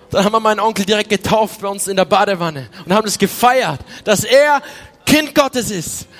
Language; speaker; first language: German; native; German